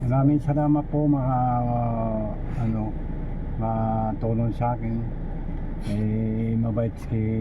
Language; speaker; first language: Filipino; non-native, learner; Japanese